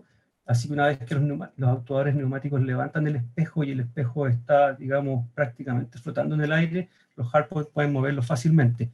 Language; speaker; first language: Spanish; native; Spanish